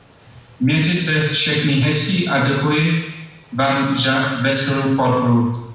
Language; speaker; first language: Czech; non-native, learner; English